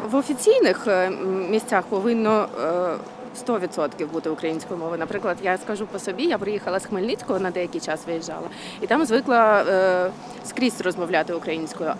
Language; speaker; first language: Ukrainian; non-native, local second language; Russian